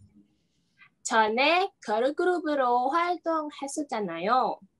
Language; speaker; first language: Korean; non-native, learner; Indonesian